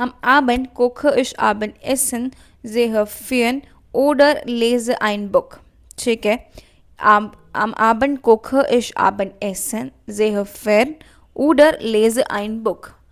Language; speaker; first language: German; non-native, learner; Hindi